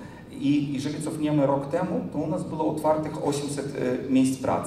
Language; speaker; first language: Polish; non-native, fluent; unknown